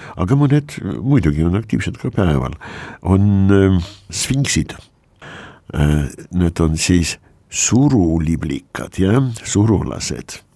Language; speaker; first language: Estonian; non-native, local second language; Russian